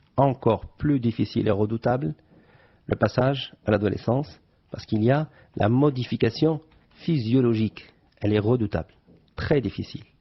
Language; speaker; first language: French; non-native, local second language; Arabic